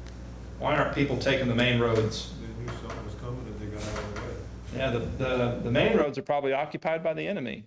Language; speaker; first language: English; native; English